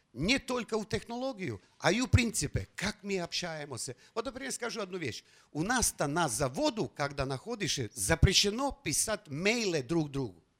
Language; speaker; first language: Russian; non-native, fluent; Slovenian